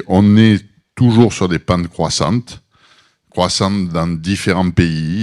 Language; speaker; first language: French; native; French